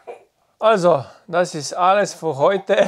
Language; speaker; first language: German; non-native, learner; Italian